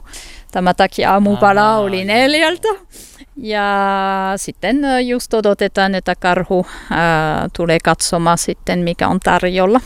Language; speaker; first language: Finnish; non-native, fluent; French